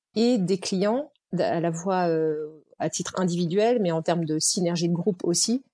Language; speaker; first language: French; native; French